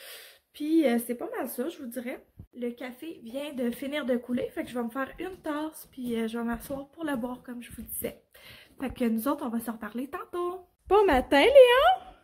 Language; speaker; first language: French; native; French